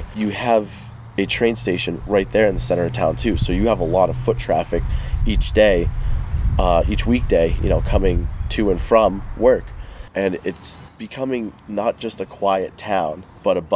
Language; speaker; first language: English; native; English